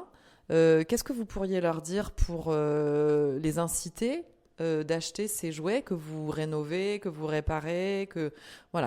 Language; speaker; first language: French; native; French